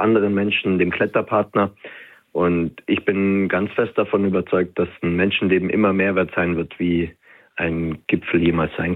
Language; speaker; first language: German; native; German